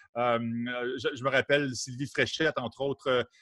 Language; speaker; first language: French; native; French